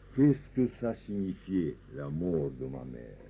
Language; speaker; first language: French; non-native, fluent; Japanese